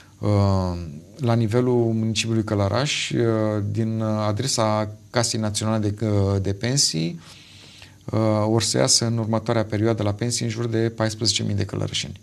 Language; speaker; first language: Romanian; native; Romanian